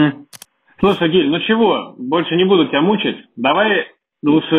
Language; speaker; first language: Russian; native; Russian